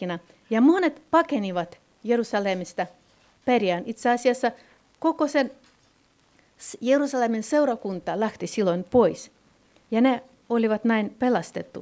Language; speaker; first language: Finnish; non-native, fluent; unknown